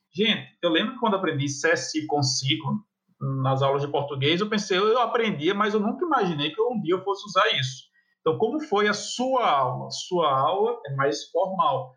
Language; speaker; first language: Portuguese; native; Portuguese